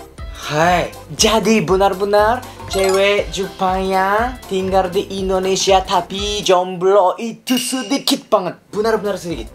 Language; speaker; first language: Indonesian; non-native, learner; Japanese